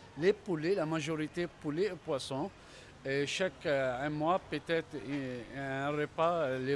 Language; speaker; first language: French; non-native, learner; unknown